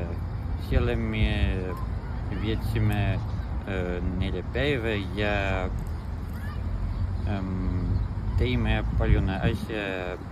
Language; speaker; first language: Finnish; non-native, learner; Russian